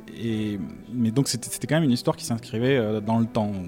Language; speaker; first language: French; native; French